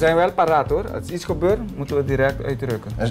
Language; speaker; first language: Dutch; non-native, local second language; Papiamento